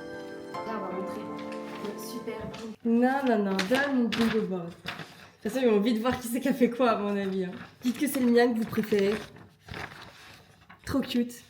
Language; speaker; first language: French; native; French